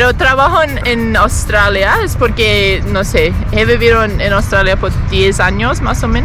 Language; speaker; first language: Spanish; non-native, learner; English